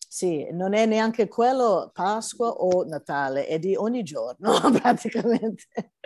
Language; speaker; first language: Italian; non-native, fluent; English